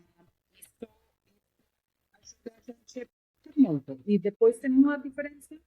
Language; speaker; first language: Portuguese; non-native, learner; Spanish